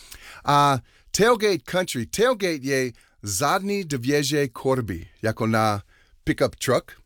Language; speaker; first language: Czech; non-native, learner; English